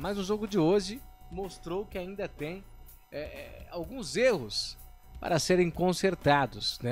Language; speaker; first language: Portuguese; native; Portuguese